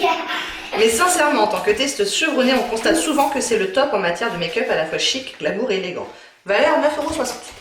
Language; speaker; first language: French; native; French